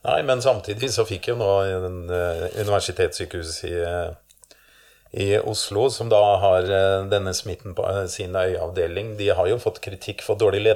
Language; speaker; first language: Norwegian; native; Norwegian